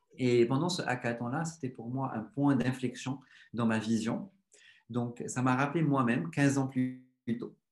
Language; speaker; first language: French; non-native, local second language; Arabic